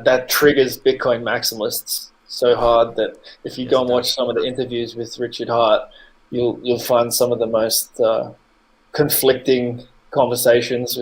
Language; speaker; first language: English; native; English